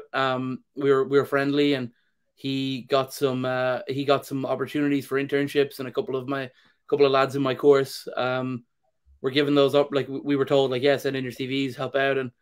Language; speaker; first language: English; native; English